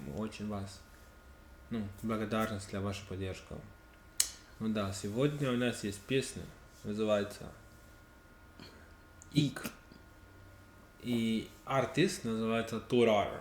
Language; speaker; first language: Russian; non-native, learner; English